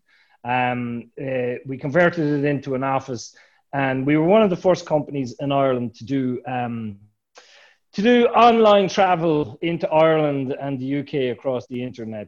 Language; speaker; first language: English; native; English